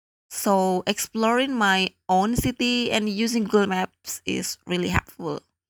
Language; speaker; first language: English; non-native, learner; Indonesian